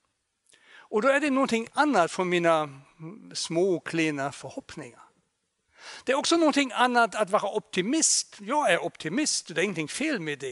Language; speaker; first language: Swedish; non-native, fluent; German